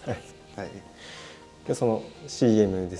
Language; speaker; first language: Japanese; native; Japanese